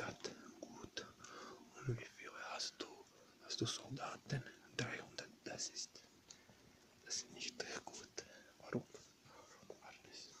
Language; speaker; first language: German; non-native, learner; Bosnian